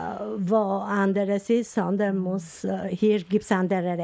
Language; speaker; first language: German; non-native, learner; Albanian